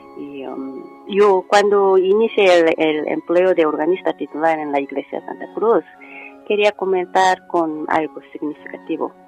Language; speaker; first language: Spanish; non-native, learner; Korean